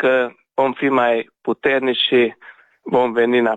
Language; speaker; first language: Romanian; non-native, local second language; Hungarian